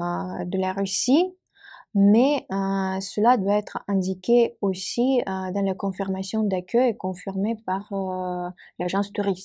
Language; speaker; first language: French; non-native, fluent; Russian